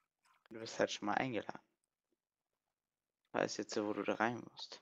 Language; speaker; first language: German; native; German